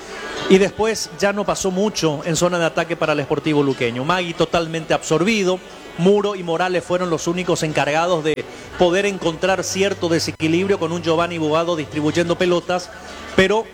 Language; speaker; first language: Spanish; native; Spanish